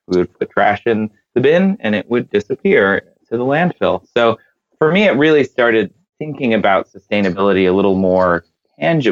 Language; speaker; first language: English; native; English